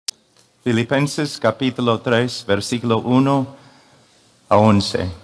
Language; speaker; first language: Spanish; non-native, fluent; English